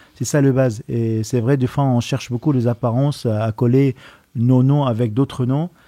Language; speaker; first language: French; non-native, fluent; Arabic